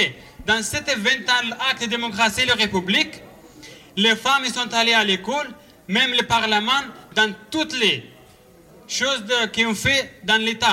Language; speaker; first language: French; non-native, learner; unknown